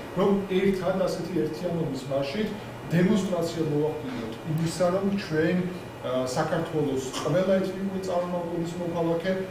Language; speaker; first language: Georgian; non-native, local second language; Armenian